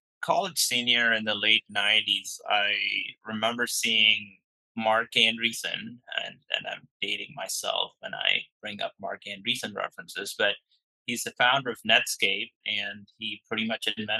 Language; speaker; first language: English; non-native, local second language; Malayalam